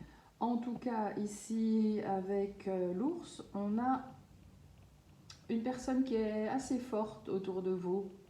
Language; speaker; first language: French; native; French